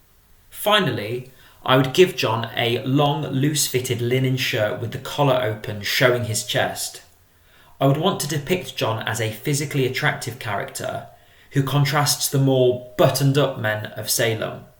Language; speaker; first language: English; native; English